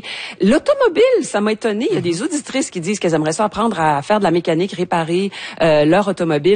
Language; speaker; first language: French; native; French